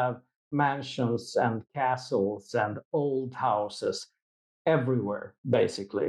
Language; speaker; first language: English; non-native, fluent; Swedish